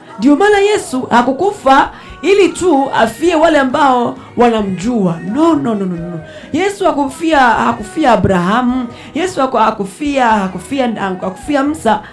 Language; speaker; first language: Swahili; non-native, local second language; Rundi